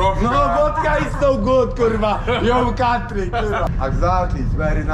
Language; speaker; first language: English; non-native, learner; Polish